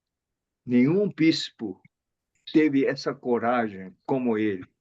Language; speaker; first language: Portuguese; non-native, fluent; Chinese